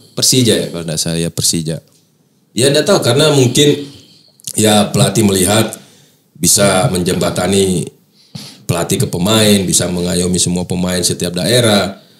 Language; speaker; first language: Indonesian; native; Indonesian